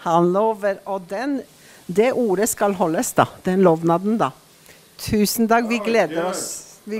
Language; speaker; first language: Norwegian; native; Norwegian